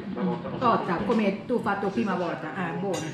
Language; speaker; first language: Italian; non-native, learner; Thai